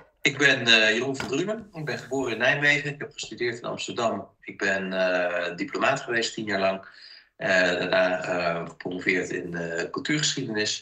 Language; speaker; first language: Dutch; native; Dutch